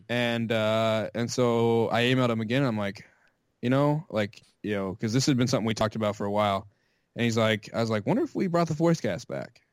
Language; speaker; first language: English; native; English